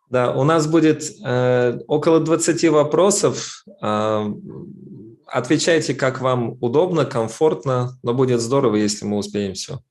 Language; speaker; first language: Russian; native; Russian